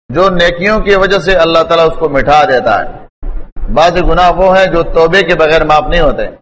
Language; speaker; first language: Urdu; non-native, local second language; Pashto